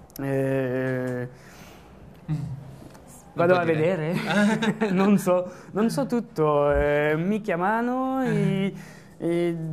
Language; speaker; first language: Italian; non-native, learner; French